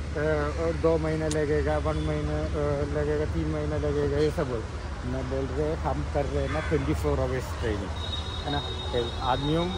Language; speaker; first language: Hindi; non-native, local second language; Malayalam